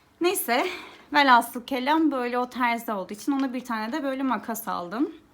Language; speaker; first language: Turkish; early bilingual, heritage; Turkish